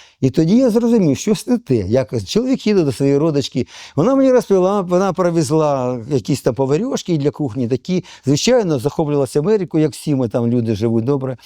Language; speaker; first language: Ukrainian; non-native, local second language; Russian